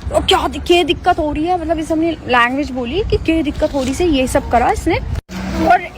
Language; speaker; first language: Hindi; native; Hindi